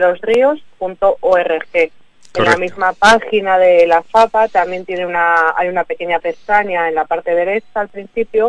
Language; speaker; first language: Spanish; native; Spanish